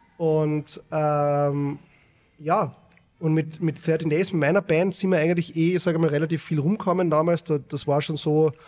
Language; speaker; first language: German; native; German